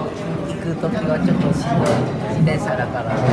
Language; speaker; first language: Japanese; non-native, learner; Vietnamese